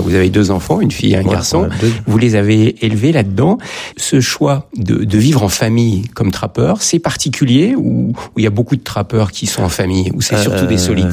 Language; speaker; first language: French; native; French